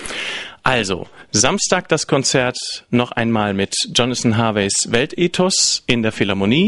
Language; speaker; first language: German; native; German